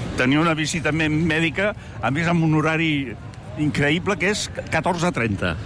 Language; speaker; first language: Catalan; non-native, local second language; Spanish